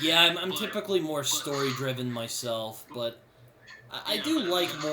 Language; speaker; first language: English; native; English